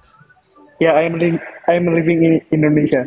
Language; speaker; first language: English; non-native, learner; Indonesian